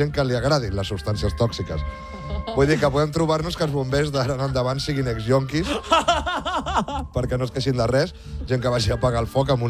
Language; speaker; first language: Catalan; native; Catalan